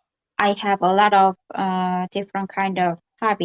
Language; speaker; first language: English; non-native, learner; Korean